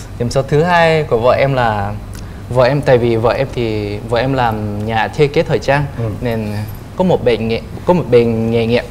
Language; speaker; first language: Vietnamese; non-native, fluent; Korean